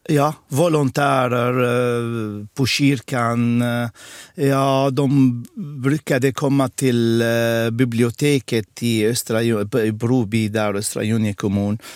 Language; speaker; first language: Swedish; non-native, fluent; Arabic